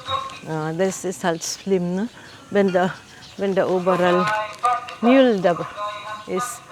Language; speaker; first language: German; non-native, fluent; Filipino